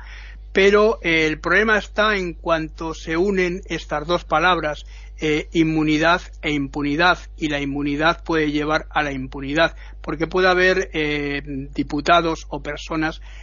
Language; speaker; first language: Spanish; native; Spanish